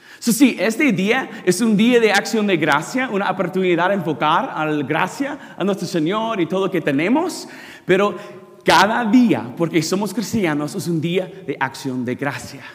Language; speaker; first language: Spanish; non-native, learner; English